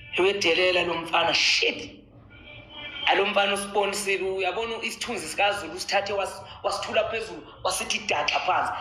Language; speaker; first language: Zulu; native; Zulu